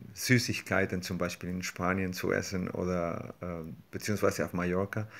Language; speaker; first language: German; non-native, fluent; Spanish